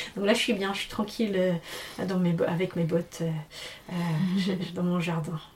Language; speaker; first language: French; non-native, fluent; English